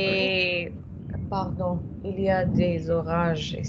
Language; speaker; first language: French; non-native, learner; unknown